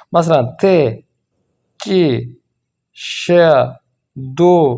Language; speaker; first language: Persian; non-native, fluent; Urdu